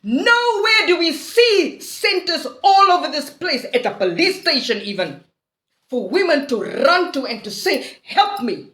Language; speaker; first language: English; non-native, local second language; Afrikaans